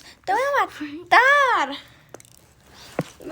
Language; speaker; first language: Spanish; native; Spanish